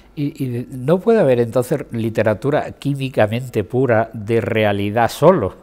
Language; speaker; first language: Spanish; native; Spanish